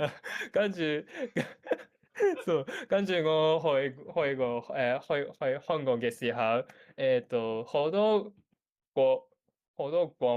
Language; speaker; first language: Cantonese; non-native, learner; Japanese